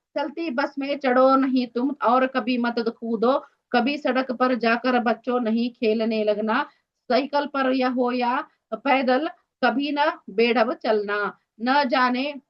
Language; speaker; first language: Hindi; non-native, local second language; Kannada